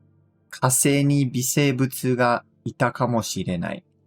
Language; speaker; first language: Japanese; non-native, fluent; English